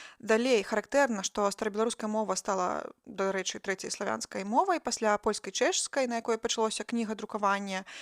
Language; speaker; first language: Belarusian; non-native, local second language; Russian